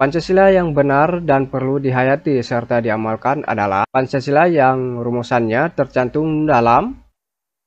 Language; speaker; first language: Indonesian; native; Indonesian